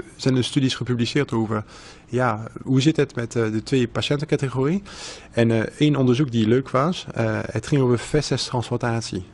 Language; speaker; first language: Dutch; non-native, fluent; French